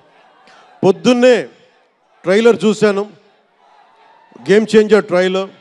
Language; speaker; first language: Telugu; native; Telugu